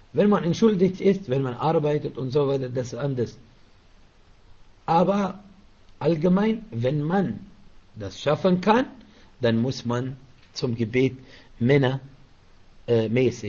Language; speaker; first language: German; non-native, fluent; Arabic